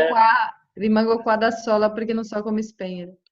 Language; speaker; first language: Italian; non-native, fluent; Portuguese